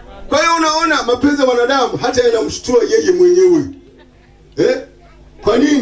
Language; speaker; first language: Swahili; native; Swahili